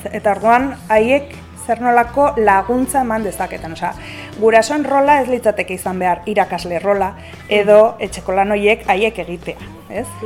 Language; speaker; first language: Basque; non-native, local second language; Spanish